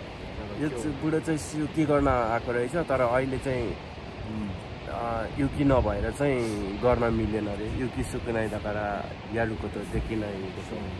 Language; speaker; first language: Japanese; non-native, learner; Nepali